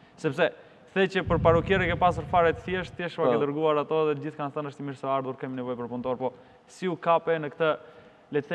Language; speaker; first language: Albanian; native; Albanian